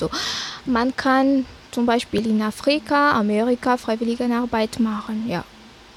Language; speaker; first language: German; non-native, fluent; Malagasy